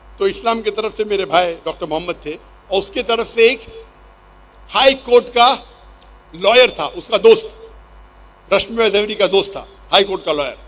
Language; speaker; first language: Urdu; non-native, local second language; Konkani